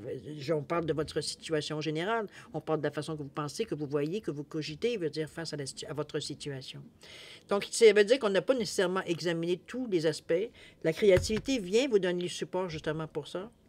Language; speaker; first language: French; native; French